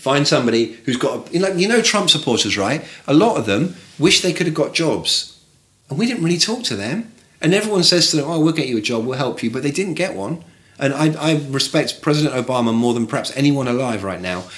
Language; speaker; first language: English; native; English